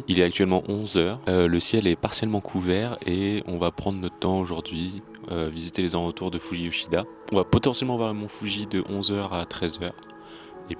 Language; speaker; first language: French; native; French